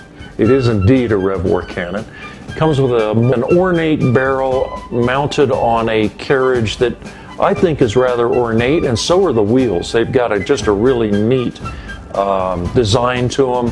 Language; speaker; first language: English; native; English